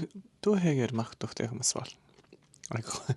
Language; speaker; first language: Mongolian; non-native, learner; Japanese